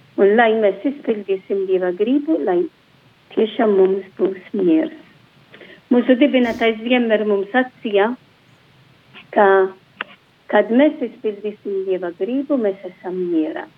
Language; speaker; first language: Latvian; non-native, fluent; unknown